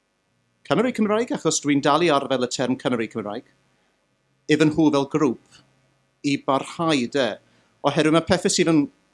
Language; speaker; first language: Welsh; native; Welsh